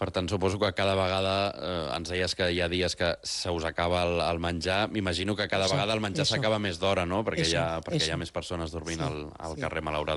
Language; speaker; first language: Catalan; native; Catalan